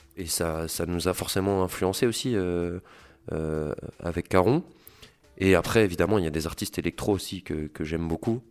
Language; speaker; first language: French; native; French